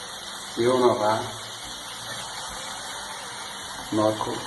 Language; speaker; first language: French; non-native, learner; Portuguese